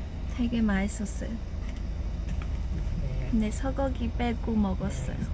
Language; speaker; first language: Korean; non-native, fluent; Chinese